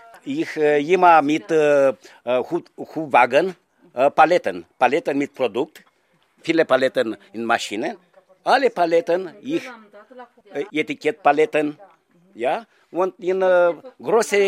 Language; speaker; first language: German; non-native, learner; Romanian